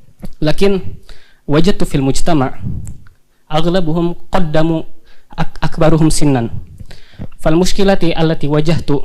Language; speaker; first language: Arabic; non-native, fluent; Indonesian